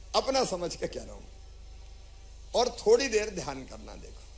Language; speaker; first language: Hindi; native; Hindi